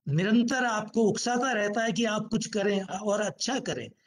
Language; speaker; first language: Hindi; native; Hindi